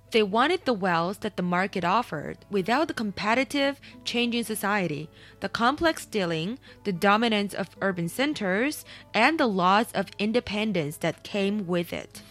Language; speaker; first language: English; non-native, fluent; Chinese